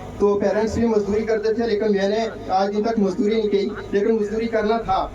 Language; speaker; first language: Hindi; non-native, local second language; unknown